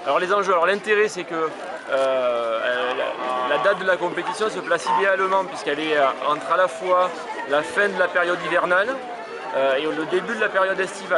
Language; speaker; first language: French; native; French